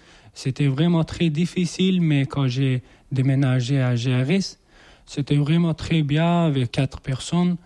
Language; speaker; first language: French; non-native, learner; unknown